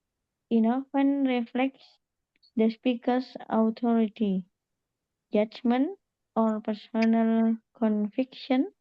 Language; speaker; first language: English; non-native, learner; Indonesian